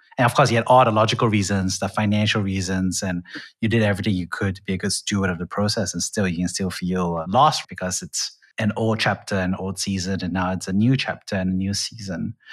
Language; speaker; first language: English; native; English